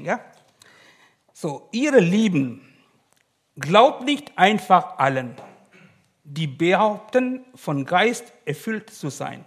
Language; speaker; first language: German; non-native, learner; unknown